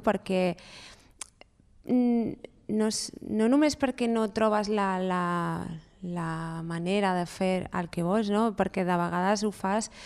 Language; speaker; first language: Catalan; non-native, fluent; Spanish